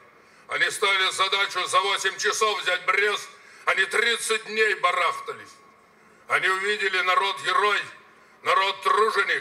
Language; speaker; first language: Russian; native; Russian